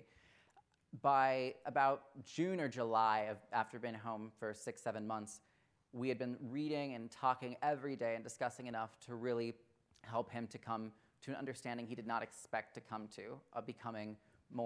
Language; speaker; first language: English; native; English